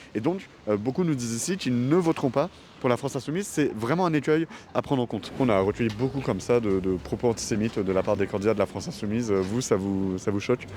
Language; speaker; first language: French; native; French